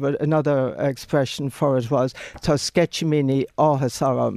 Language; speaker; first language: English; non-native, local second language; Irish